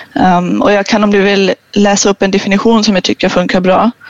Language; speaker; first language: Swedish; non-native, fluent; German